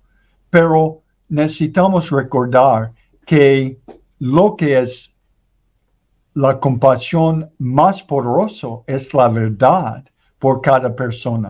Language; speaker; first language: Spanish; non-native, learner; English